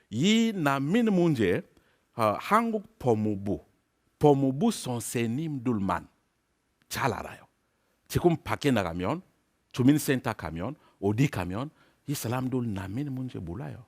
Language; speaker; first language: Korean; non-native, learner; French